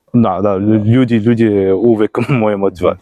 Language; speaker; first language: Serbian; non-native, learner; Portuguese